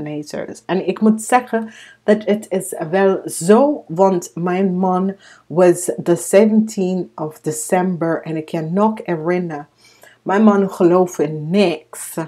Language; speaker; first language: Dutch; non-native, learner; English